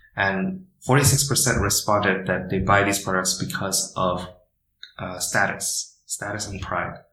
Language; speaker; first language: English; non-native, fluent; Indonesian